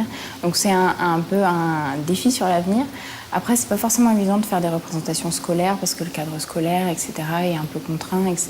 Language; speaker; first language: French; native; French